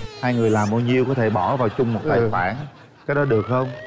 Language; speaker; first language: Vietnamese; native; Vietnamese